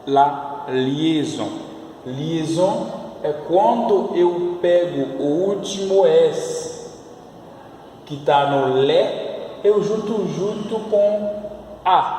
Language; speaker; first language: Portuguese; non-native, fluent; French